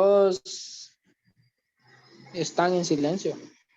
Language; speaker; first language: Spanish; non-native, learner; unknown